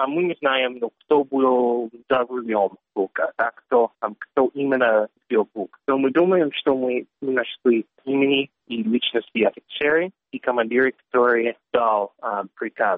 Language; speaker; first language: Russian; non-native, learner; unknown